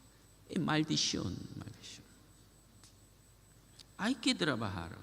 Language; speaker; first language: Spanish; non-native, learner; Korean